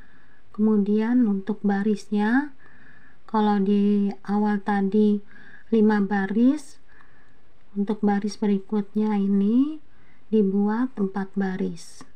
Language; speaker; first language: Indonesian; native; Indonesian